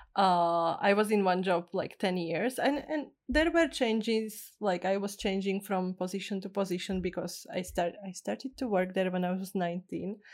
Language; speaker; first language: English; non-native, fluent; Czech